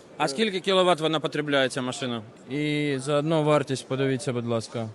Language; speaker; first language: Ukrainian; native; Ukrainian